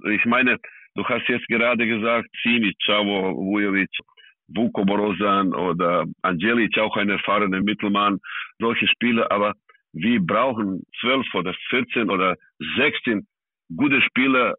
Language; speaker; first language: German; non-native, fluent; Serbian